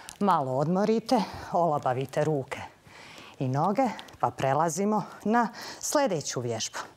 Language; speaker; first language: Serbian; native; Serbian